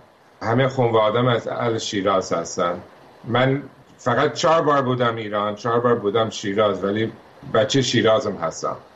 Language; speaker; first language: Persian; early bilingual, heritage; Persian